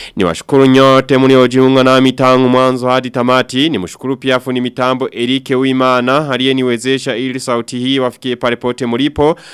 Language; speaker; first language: Swahili; non-native, local second language; Rundi